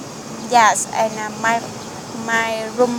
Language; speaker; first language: English; non-native, learner; Vietnamese